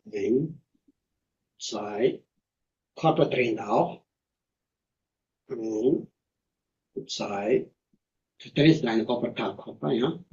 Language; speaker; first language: German; non-native, fluent; Tibetan